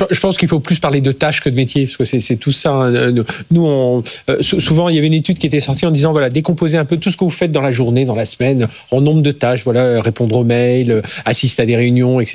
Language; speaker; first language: French; native; French